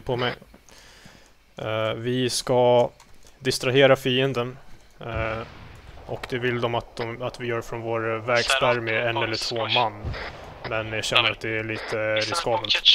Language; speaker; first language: Swedish; native; Swedish